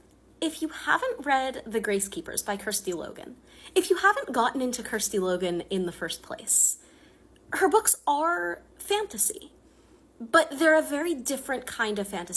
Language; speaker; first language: English; native; English